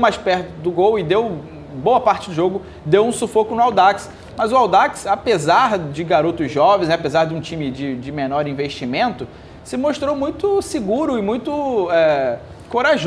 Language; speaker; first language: Portuguese; native; Portuguese